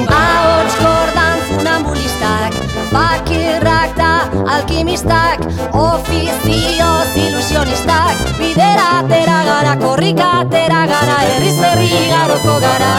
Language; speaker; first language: Basque; non-native, learner; Spanish